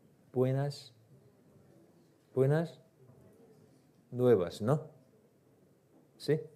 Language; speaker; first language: Spanish; non-native, learner; Korean